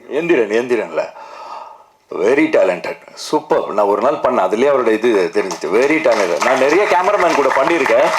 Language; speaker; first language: Tamil; non-native, local second language; Kannada